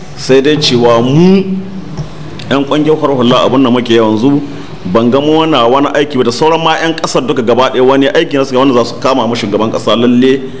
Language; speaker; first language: Hausa; native; Hausa